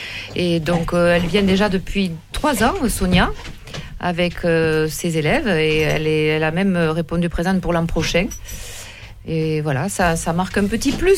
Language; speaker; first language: French; native; French